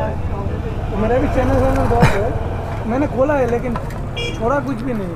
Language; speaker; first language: Hindi; native; Hindi